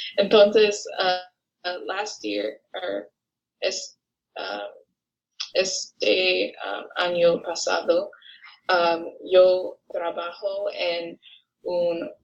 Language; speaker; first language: Spanish; non-native, learner; English